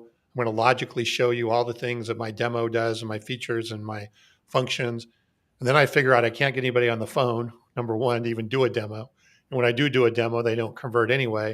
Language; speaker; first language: English; native; English